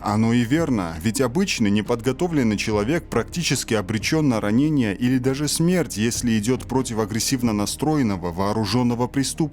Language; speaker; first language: Russian; native; Russian